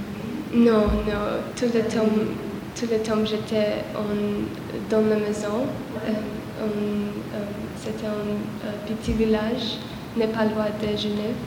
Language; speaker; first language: French; non-native, learner; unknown